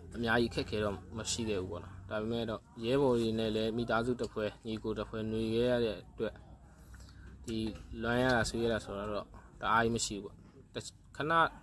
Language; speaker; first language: Burmese; native; Burmese